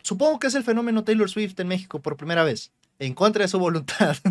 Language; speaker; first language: Spanish; native; Spanish